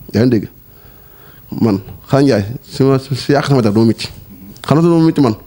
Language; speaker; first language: Wolof; native; Wolof